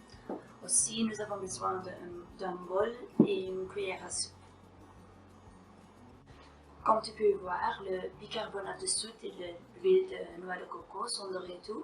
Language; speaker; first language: French; non-native, fluent; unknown